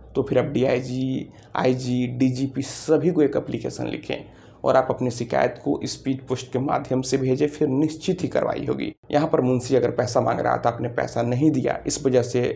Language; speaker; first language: Hindi; native; Hindi